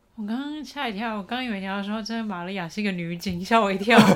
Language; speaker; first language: Chinese; native; Chinese